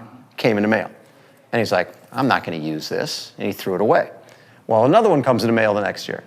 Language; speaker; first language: English; native; English